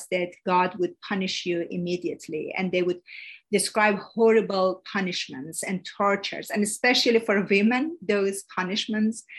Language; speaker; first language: English; non-native, fluent; Persian